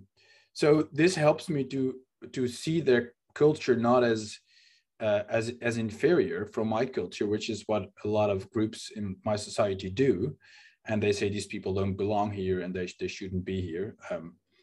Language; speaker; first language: English; non-native, fluent; Dutch